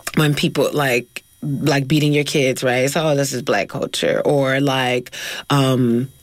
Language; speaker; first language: English; native; English